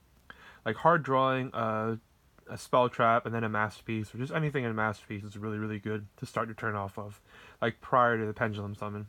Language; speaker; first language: English; native; English